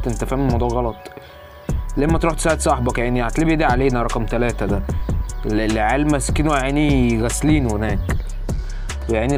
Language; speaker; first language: Arabic; native; Arabic